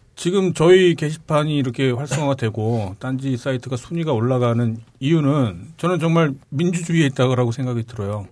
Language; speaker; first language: Korean; native; Korean